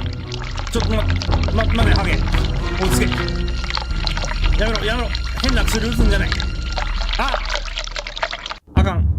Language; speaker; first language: Japanese; native; Japanese